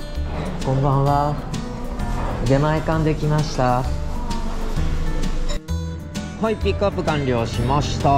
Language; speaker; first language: Japanese; native; Japanese